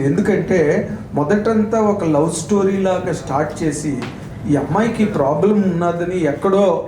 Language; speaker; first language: Telugu; native; Telugu